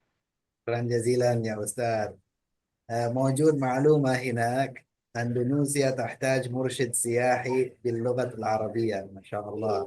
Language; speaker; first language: Arabic; early bilingual, heritage; Indonesian